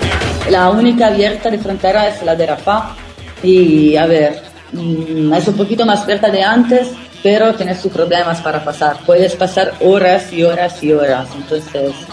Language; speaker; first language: Spanish; non-native, fluent; Italian